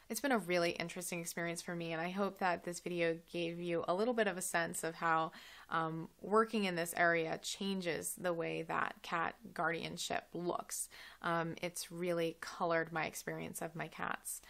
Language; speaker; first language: English; native; English